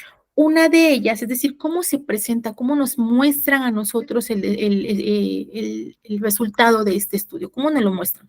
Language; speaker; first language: Spanish; native; Spanish